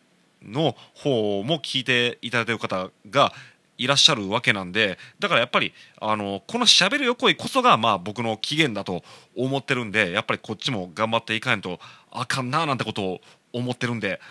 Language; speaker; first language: Japanese; native; Japanese